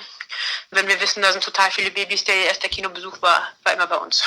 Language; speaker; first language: German; native; German